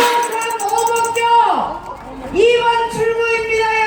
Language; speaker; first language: Korean; native; Korean